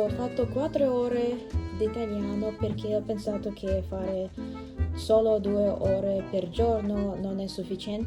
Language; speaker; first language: Italian; non-native, learner; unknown